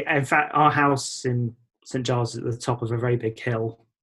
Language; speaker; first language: English; native; English